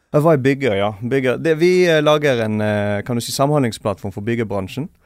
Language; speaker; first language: Norwegian; non-native, fluent; Hebrew